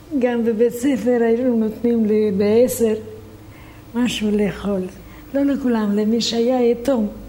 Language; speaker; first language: Hebrew; non-native, fluent; Romanian